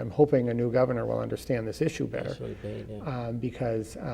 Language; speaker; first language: English; native; English